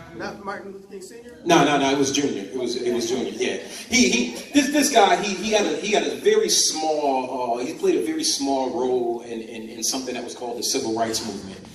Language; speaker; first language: English; native; English